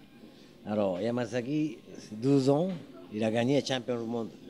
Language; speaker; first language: French; non-native, learner; Japanese